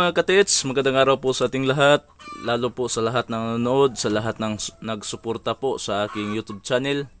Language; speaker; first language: Filipino; non-native, local second language; Cebuano